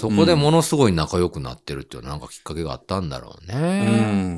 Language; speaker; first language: Japanese; native; Japanese